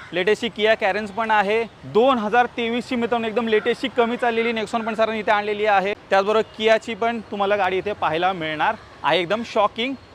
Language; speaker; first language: Marathi; native; Marathi